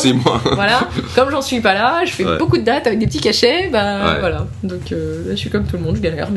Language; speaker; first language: French; native; French